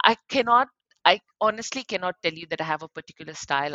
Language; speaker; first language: English; non-native, local second language; Punjabi